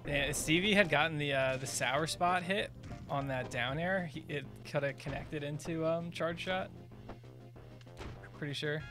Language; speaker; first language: English; native; English